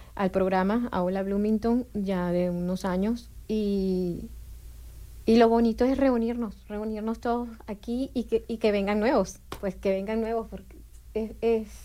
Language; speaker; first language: Spanish; native; Spanish